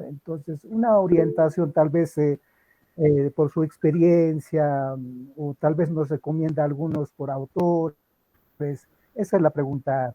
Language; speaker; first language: Spanish; non-native, local second language; Aymara